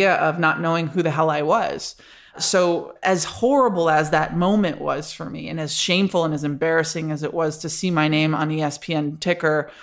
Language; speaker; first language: English; native; English